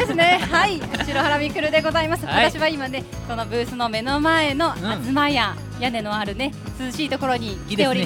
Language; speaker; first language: Japanese; native; Japanese